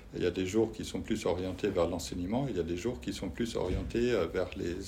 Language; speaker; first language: French; non-native, fluent; German